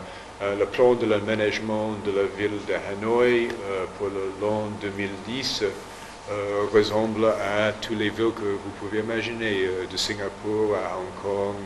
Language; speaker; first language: French; non-native, fluent; English